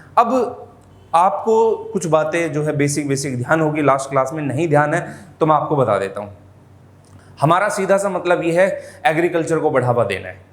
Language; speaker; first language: Hindi; native; Hindi